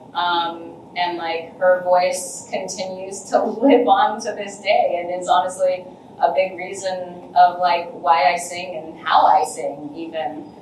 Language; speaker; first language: English; native; English